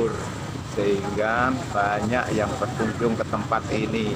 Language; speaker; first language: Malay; non-native, local second language; Javanese